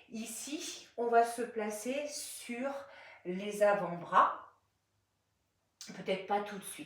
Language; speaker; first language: French; native; French